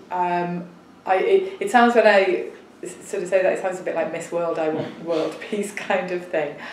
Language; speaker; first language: English; native; English